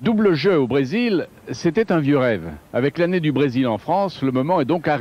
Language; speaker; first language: French; native; French